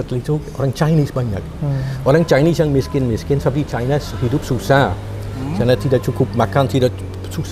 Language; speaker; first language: Indonesian; non-native, fluent; Dutch